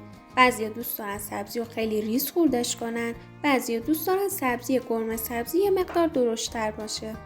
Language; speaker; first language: Persian; native; Persian